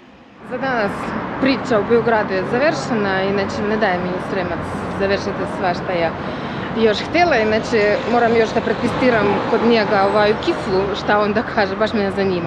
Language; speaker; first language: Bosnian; non-native, fluent; Russian